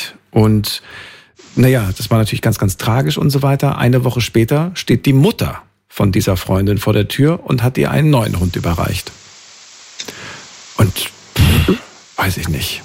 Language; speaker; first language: German; native; German